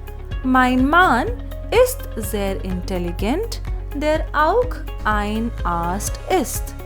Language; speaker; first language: German; non-native, fluent; Hindi